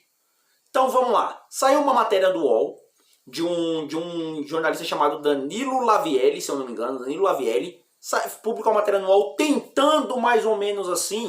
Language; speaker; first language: Portuguese; native; Portuguese